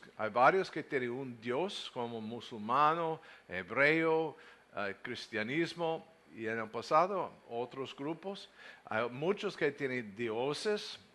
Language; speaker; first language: Spanish; non-native, learner; English